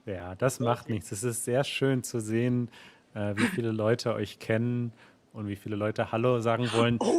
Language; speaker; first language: German; native; German